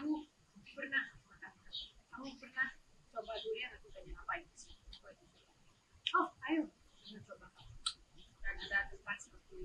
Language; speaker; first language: Indonesian; non-native, learner; Russian